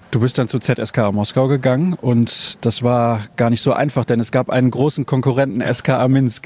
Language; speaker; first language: German; native; German